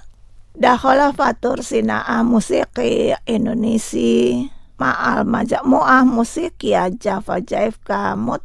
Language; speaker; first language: Arabic; non-native, fluent; Indonesian